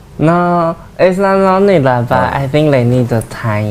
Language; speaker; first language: English; non-native, learner; Chinese